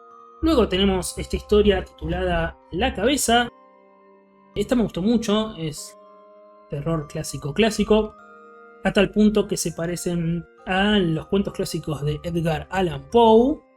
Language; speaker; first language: Spanish; native; Spanish